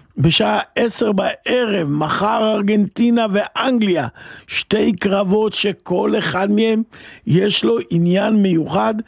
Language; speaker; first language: Hebrew; non-native, fluent; Spanish